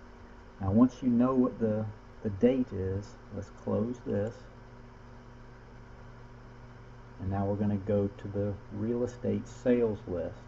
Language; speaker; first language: English; native; English